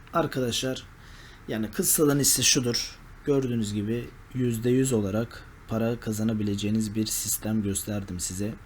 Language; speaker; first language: Turkish; native; Turkish